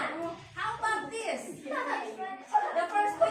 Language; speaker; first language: English; non-native, learner; Indonesian